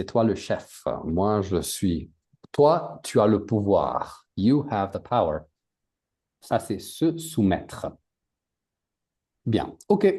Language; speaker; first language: French; native; French